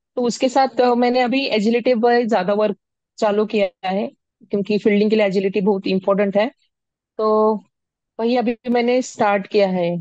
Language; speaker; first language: Hindi; non-native, local second language; Marathi